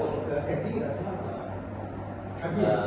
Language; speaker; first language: Arabic; non-native, learner; Malay